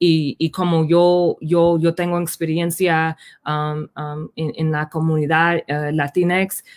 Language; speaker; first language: Spanish; early bilingual, heritage; Spanish